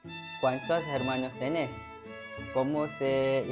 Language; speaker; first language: Spanish; non-native, learner; Malay